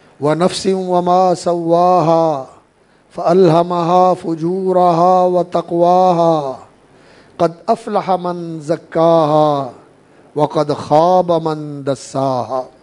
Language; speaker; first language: Urdu; non-native, local second language; Punjabi